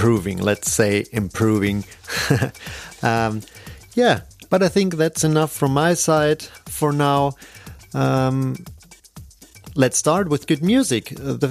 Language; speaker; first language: English; non-native, fluent; German